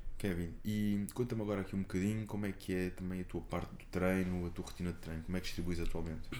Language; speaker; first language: Portuguese; native; Portuguese